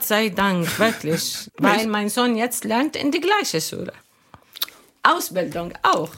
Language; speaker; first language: German; non-native, learner; Arabic